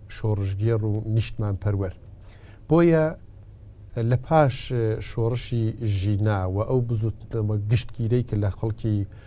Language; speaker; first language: Central Kurdish; native; Central Kurdish